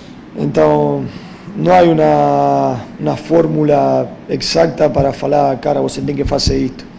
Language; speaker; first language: Portuguese; non-native, fluent; Spanish